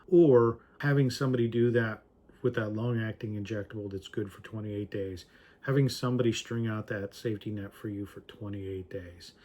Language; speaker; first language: English; native; English